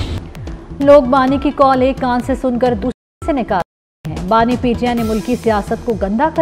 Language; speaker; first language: Urdu; native; Urdu